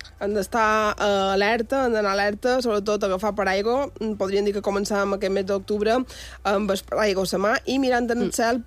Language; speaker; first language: Catalan; native; Catalan